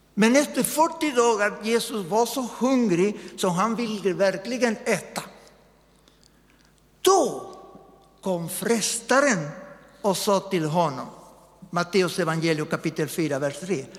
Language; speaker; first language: Swedish; non-native, fluent; Spanish